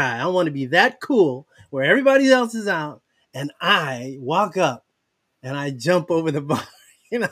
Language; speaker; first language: English; native; English